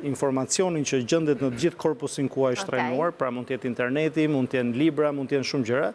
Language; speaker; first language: Albanian; native; Albanian